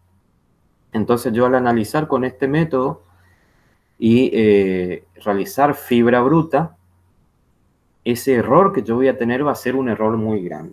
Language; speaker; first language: Spanish; native; Spanish